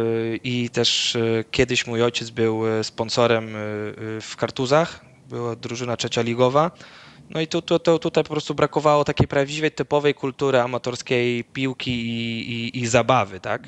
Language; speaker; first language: Polish; early bilingual, other home language; Dutch